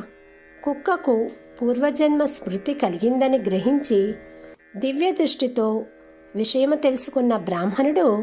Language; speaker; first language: Telugu; native; Telugu